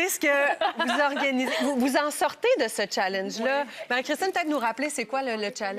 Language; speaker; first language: French; native; French